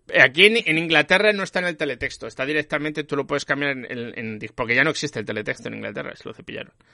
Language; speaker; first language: Spanish; native; Spanish